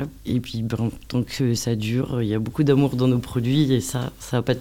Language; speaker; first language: French; native; French